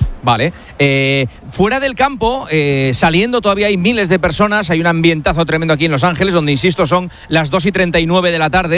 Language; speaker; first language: Spanish; native; Spanish